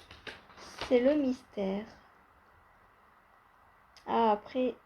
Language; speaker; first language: French; native; French